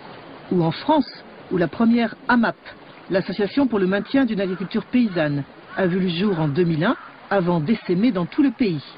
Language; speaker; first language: French; native; French